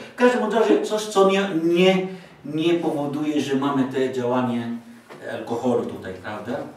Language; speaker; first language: Polish; non-native, fluent; Arabic